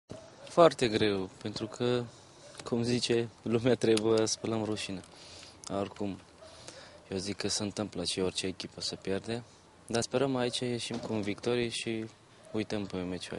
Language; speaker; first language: Romanian; non-native, learner; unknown